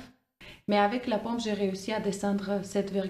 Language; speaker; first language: French; non-native, fluent; Armenian